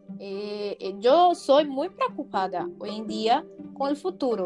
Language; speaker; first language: Spanish; non-native, learner; Portuguese